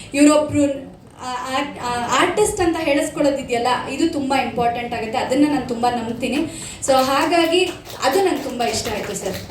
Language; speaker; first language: Kannada; native; Kannada